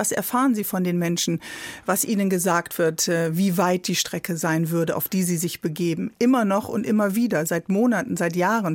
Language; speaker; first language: German; native; German